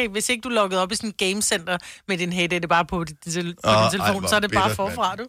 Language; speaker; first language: Danish; native; Danish